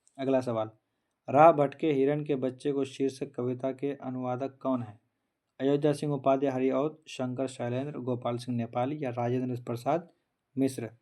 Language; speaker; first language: Hindi; native; Hindi